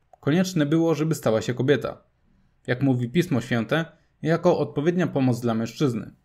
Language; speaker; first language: Polish; native; Polish